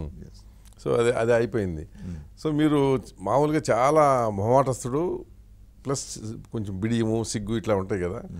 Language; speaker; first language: Telugu; native; Telugu